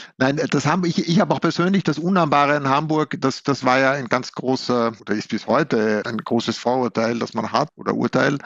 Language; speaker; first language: German; native; German